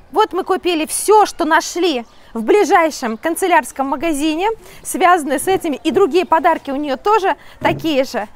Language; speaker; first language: Russian; native; Russian